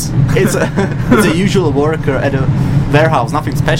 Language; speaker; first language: English; non-native, fluent; Czech